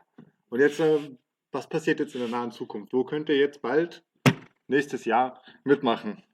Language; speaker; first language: German; early bilingual, other home language; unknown